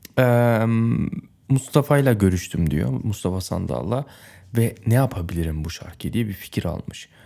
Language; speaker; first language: Turkish; native; Turkish